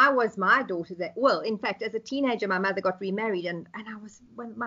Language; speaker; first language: English; native; English